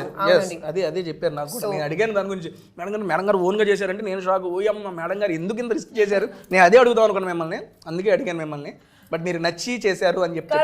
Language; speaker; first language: Telugu; native; Telugu